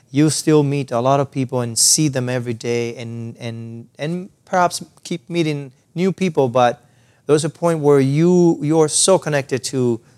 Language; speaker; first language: English; non-native, fluent; Spanish